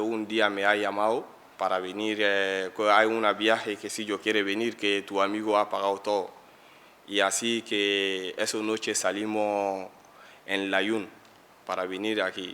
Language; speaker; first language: Spanish; non-native, learner; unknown